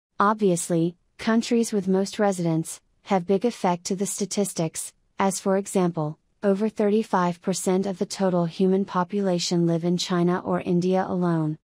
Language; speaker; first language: English; non-native, fluent; Finnish